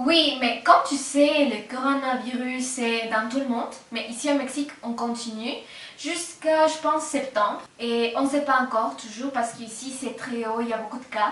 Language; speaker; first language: French; non-native, fluent; Spanish